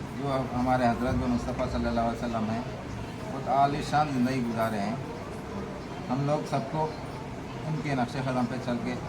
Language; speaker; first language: Hindi; native; Hindi